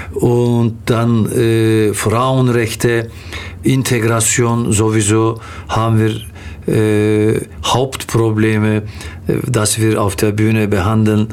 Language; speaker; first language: German; non-native, fluent; Turkish